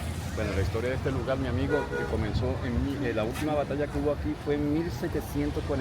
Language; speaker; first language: Spanish; native; Spanish